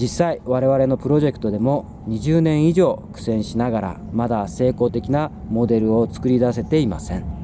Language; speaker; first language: Japanese; non-native, fluent; Korean